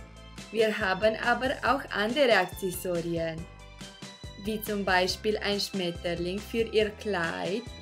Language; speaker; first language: German; non-native, fluent; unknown